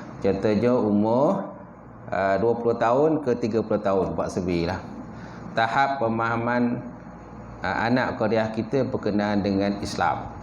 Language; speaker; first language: Malay; native; Malay